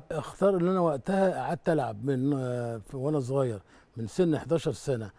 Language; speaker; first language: Arabic; native; Arabic